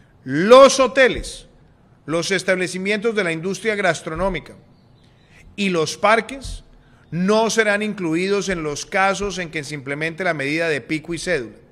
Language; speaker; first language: Spanish; native; Spanish